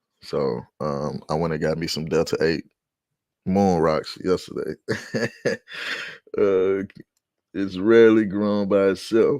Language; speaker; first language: English; native; English